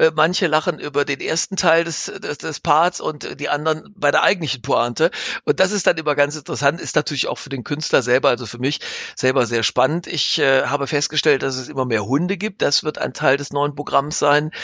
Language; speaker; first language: German; native; German